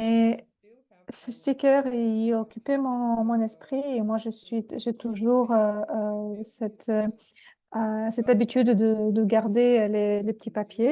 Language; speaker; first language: French; non-native, fluent; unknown